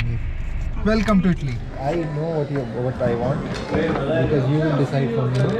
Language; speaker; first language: English; non-native, fluent; Hindi